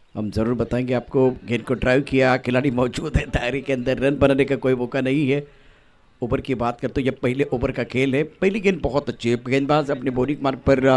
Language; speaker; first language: Hindi; non-native, local second language; Marathi